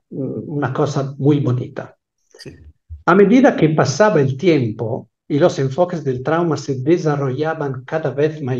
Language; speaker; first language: Spanish; non-native, fluent; Italian